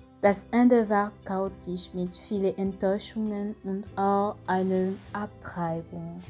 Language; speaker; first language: German; non-native, fluent; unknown